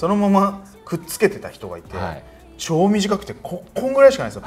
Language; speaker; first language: Japanese; native; Japanese